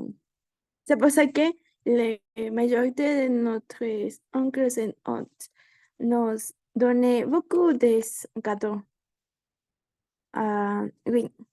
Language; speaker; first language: French; non-native, learner; Spanish